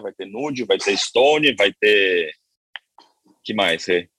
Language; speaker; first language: Portuguese; native; Portuguese